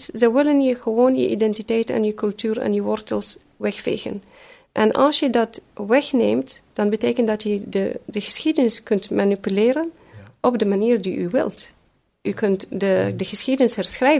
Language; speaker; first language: Dutch; early bilingual, other home language; Arabic